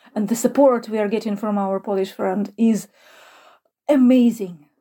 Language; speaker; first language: English; non-native, fluent; Ukrainian